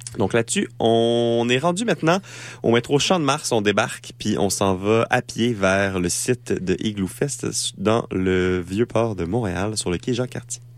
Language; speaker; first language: French; native; French